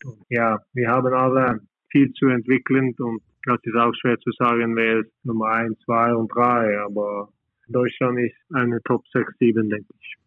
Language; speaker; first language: German; non-native, learner; Norwegian